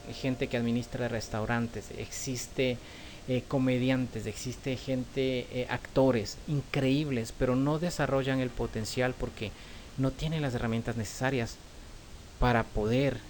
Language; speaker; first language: Spanish; native; Spanish